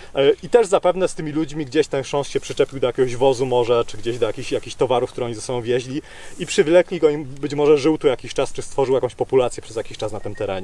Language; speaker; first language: Polish; native; Polish